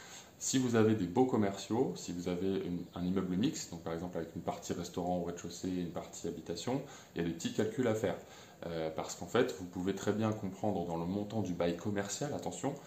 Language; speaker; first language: French; native; French